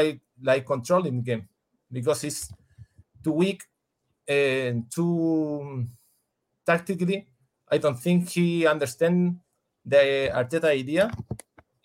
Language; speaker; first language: English; non-native, fluent; Spanish